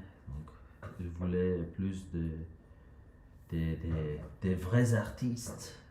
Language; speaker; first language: French; non-native, learner; Dutch